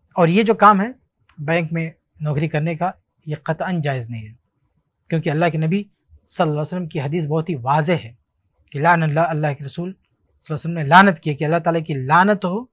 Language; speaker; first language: Hindi; native; Hindi